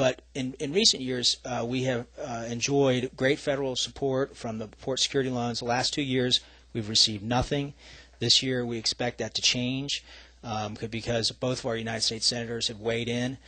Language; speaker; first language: English; native; English